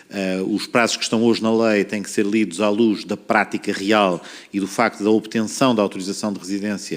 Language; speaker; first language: Portuguese; native; Portuguese